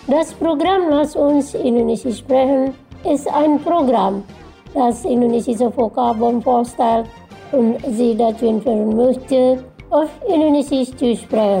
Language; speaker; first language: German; non-native, learner; Indonesian